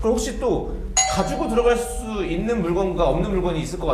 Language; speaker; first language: Korean; native; Korean